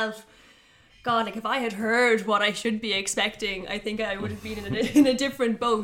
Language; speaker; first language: English; native; English